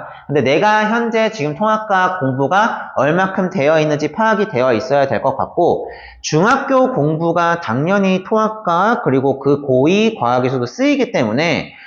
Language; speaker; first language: Korean; native; Korean